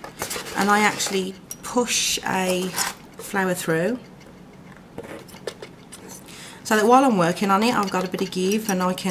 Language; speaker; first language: English; native; English